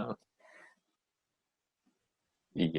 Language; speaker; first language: Japanese; non-native, learner; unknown